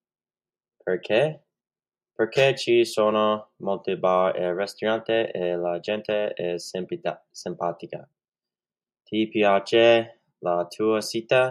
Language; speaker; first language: Italian; non-native, learner; English